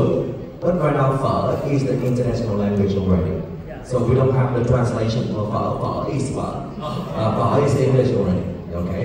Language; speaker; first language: English; non-native, local second language; Vietnamese